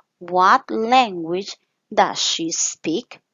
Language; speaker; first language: English; non-native, fluent; Spanish